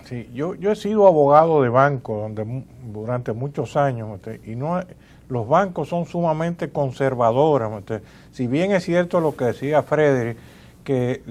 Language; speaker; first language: Spanish; native; Spanish